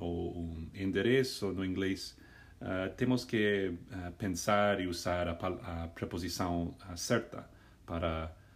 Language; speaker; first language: Portuguese; non-native, fluent; English